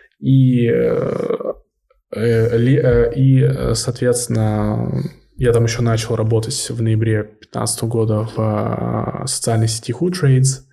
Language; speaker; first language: Russian; early bilingual, heritage; Russian